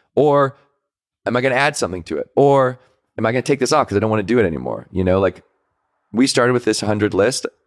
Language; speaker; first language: English; native; English